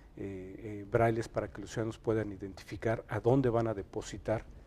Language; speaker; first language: Spanish; native; Spanish